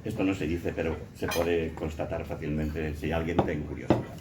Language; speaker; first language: Spanish; non-native, local second language; Galician